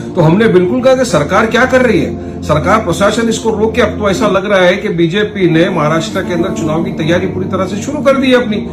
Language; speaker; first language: Hindi; native; Hindi